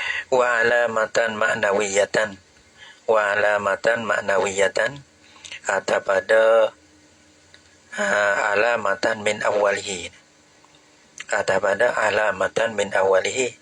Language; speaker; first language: Arabic; non-native, fluent; Malay